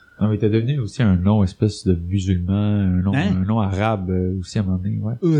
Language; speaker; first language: French; native; French